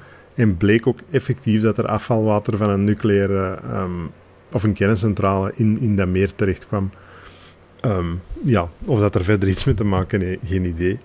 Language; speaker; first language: Dutch; native; Dutch